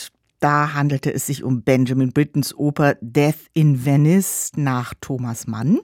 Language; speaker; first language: German; native; German